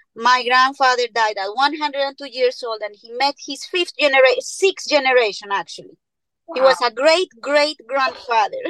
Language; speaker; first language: English; non-native, fluent; Spanish